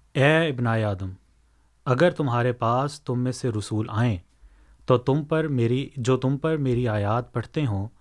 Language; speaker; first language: Urdu; native; Urdu